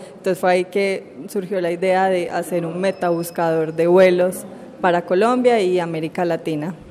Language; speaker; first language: Spanish; native; Spanish